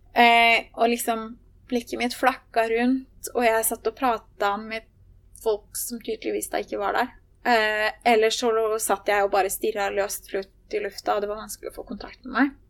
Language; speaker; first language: Norwegian; native; Norwegian